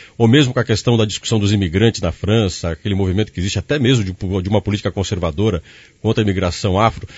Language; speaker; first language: Portuguese; native; Portuguese